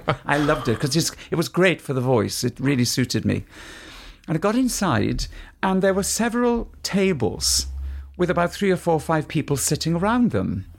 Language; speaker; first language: English; native; English